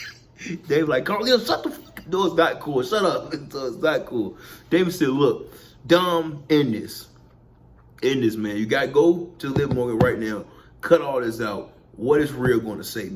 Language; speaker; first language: English; native; English